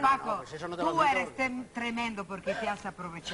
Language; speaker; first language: Spanish; native; Spanish